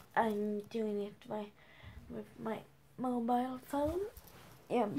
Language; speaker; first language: English; non-native, learner; Swedish